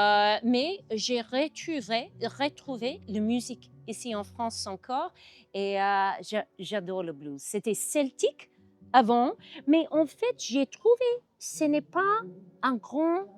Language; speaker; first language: French; non-native, learner; English